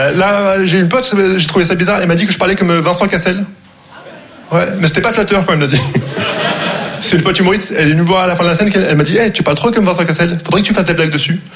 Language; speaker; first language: French; non-native, local second language; Arabic